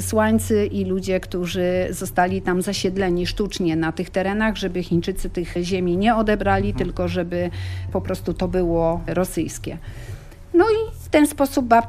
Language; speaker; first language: Polish; native; Polish